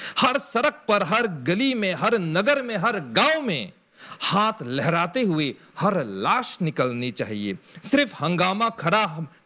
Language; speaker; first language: Hindi; non-native, local second language; Morisyen